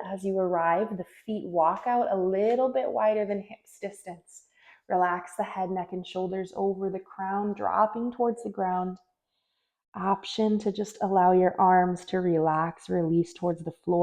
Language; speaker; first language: English; native; English